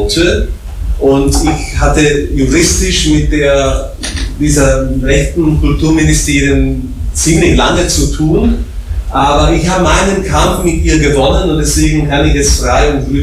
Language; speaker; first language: German; non-native, fluent; Slovak